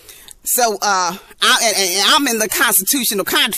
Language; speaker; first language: English; native; English